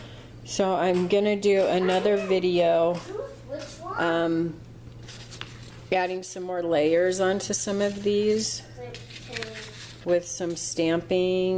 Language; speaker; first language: English; native; English